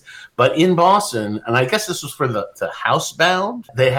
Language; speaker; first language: English; native; English